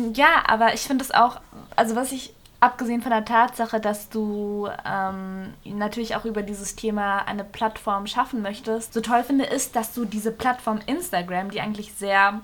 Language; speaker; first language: German; native; German